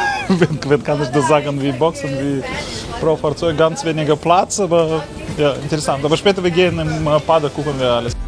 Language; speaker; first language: German; non-native, learner; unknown